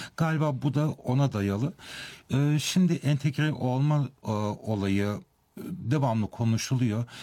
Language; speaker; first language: Turkish; early bilingual, heritage; Turkish